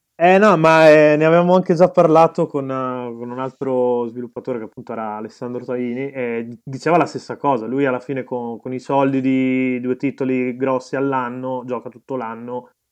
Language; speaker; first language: Italian; native; Italian